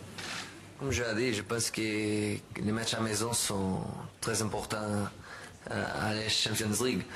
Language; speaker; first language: French; non-native, learner; Portuguese